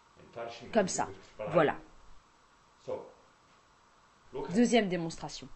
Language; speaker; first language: French; native; French